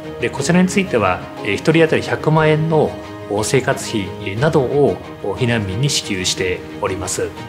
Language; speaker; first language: Japanese; native; Japanese